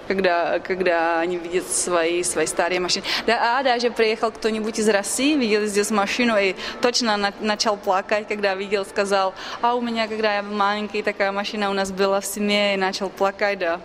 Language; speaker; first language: Russian; non-native, fluent; Czech